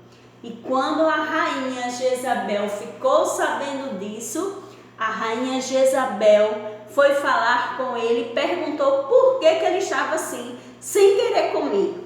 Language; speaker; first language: Portuguese; native; Portuguese